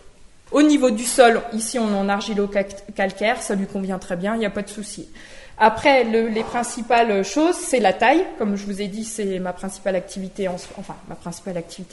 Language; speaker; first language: French; native; French